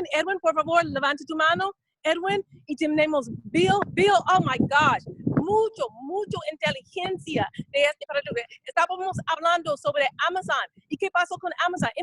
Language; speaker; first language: Spanish; non-native, fluent; English